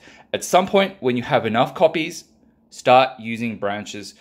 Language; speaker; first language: English; native; English